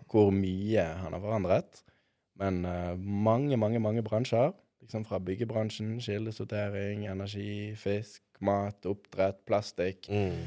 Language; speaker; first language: Norwegian; native; Norwegian